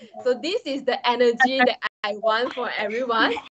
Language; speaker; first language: English; non-native, local second language; Malay